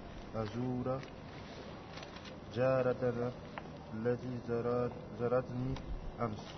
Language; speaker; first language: Arabic; non-native, learner; French